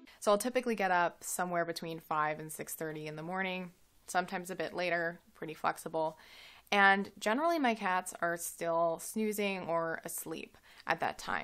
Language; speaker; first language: English; native; English